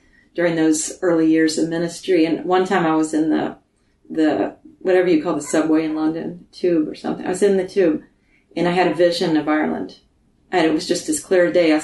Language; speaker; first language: English; native; English